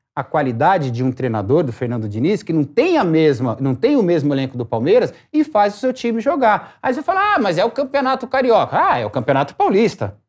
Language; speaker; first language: Portuguese; native; Portuguese